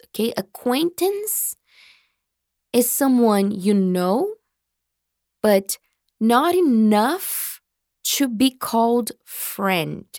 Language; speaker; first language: English; non-native, fluent; Portuguese